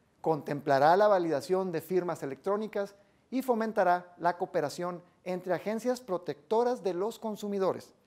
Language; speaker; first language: Spanish; native; Spanish